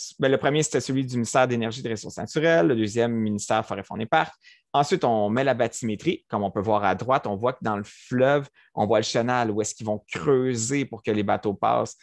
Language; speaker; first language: French; native; French